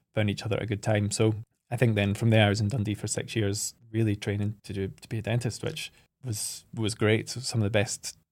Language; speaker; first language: English; native; English